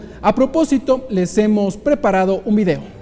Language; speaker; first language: Spanish; native; Spanish